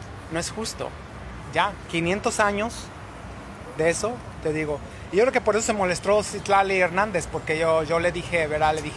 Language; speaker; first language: Spanish; native; Spanish